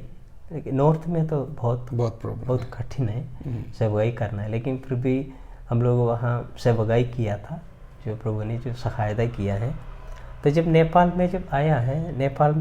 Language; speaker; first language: Hindi; non-native, local second language; Malayalam